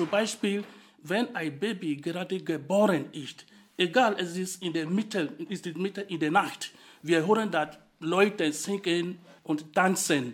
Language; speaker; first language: German; non-native, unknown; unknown